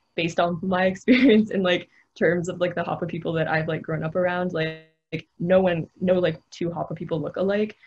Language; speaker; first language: English; native; English